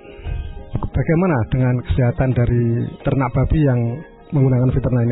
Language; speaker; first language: Indonesian; native; Indonesian